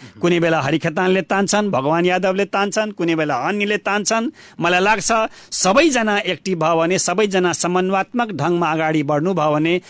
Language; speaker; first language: Nepali; non-native, local second language; Bhojpuri